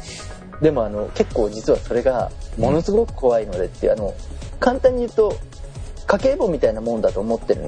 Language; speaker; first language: Japanese; native; Japanese